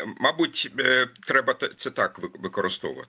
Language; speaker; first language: Ukrainian; non-native, fluent; German